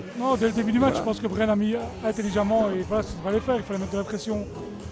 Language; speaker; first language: French; native; French